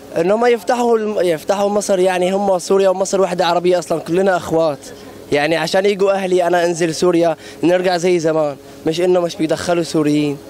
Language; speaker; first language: Arabic; native; Arabic